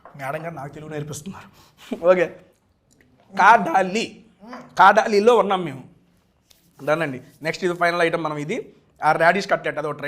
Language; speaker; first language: Telugu; native; Telugu